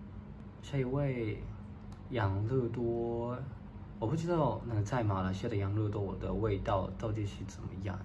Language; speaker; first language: Chinese; non-native, fluent; Japanese